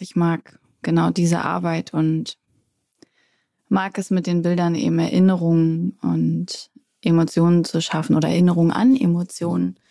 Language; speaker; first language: German; native; German